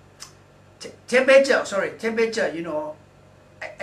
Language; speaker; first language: English; non-native, learner; Thai